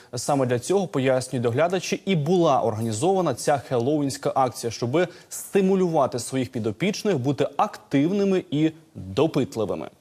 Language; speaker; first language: Ukrainian; native; Ukrainian